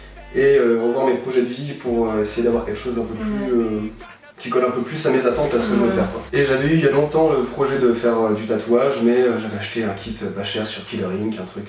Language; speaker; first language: French; native; French